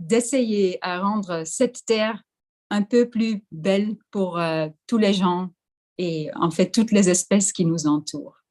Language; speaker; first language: French; non-native, fluent; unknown